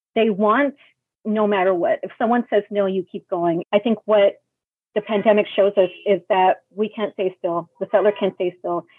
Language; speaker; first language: English; native; English